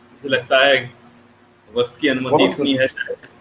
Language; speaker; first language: Hindi; native; Hindi